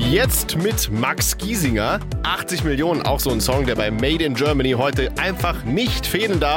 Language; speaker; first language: German; native; German